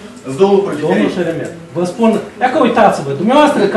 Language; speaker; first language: Romanian; native; Romanian